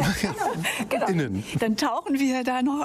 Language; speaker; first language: German; native; German